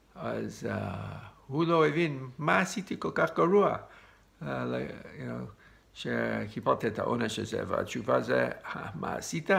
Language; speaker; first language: Hebrew; non-native, fluent; English